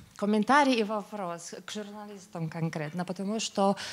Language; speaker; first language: Russian; non-native, fluent; English